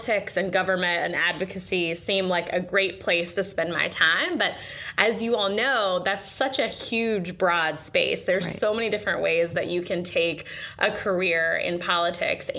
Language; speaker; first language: English; native; English